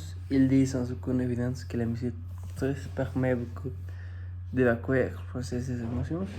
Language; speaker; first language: French; non-native, fluent; Spanish